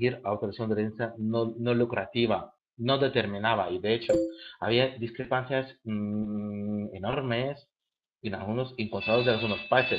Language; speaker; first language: Spanish; native; Spanish